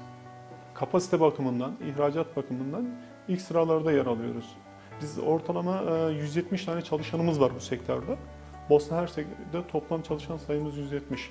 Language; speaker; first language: Turkish; native; Turkish